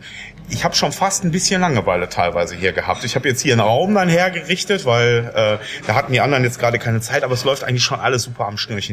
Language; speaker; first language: German; native; German